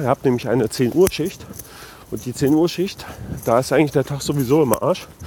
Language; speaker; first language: German; native; German